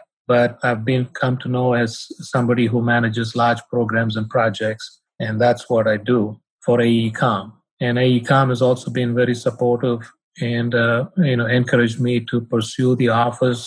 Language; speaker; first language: English; non-native, local second language; Tamil